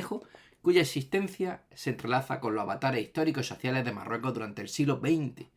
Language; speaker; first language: Spanish; native; Spanish